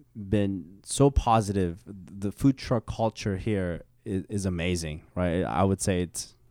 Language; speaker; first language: English; early bilingual, other home language; Korean